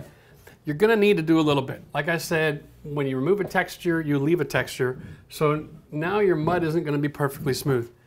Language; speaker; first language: English; native; English